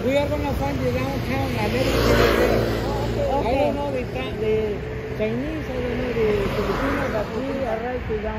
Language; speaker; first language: English; non-native, learner; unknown